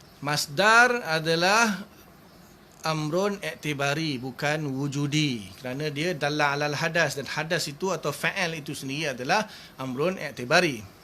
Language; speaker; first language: Malay; native; Malay